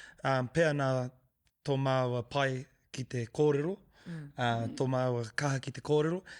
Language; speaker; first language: Māori; non-native, local second language; English